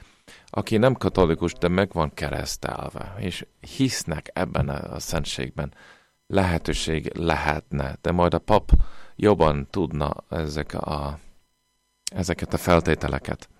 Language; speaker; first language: Hungarian; non-native, fluent; English